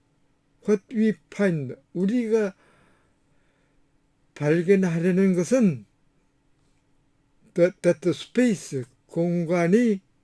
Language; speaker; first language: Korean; native; Korean